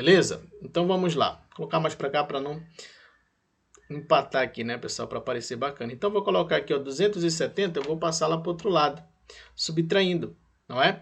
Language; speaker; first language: Portuguese; native; Portuguese